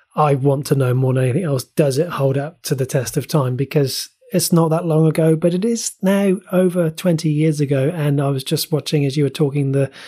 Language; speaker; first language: English; native; English